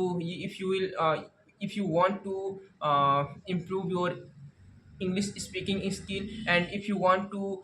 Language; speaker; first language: English; non-native, learner; Hindi